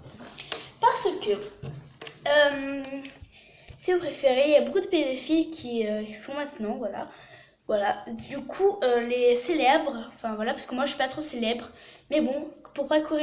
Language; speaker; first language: French; native; French